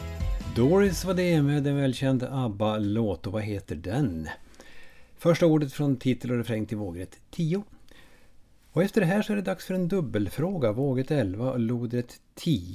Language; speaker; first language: Swedish; native; Swedish